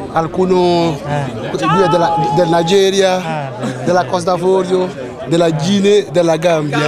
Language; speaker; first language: Italian; non-native, learner; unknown